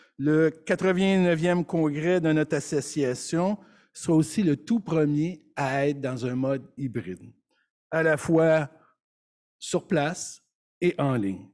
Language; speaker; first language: French; native; French